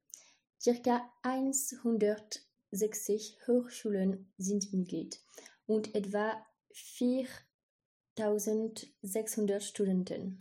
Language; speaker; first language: German; non-native, learner; French